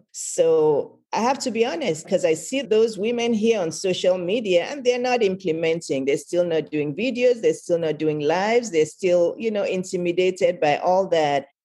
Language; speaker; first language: English; non-native, local second language; Yoruba